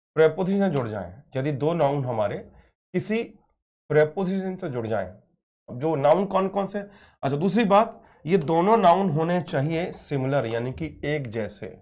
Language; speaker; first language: Hindi; native; Hindi